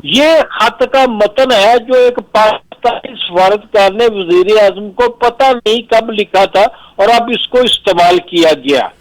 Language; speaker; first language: Urdu; native; Urdu